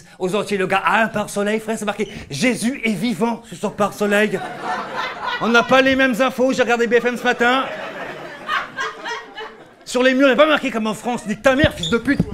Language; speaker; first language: French; native; French